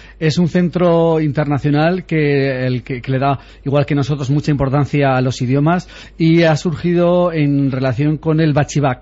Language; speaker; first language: Spanish; native; Spanish